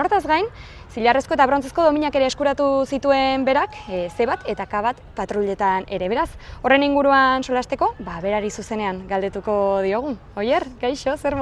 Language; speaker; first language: Basque; native; Basque